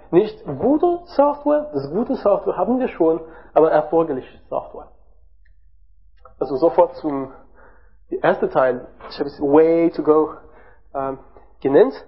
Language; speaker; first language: German; non-native, learner; French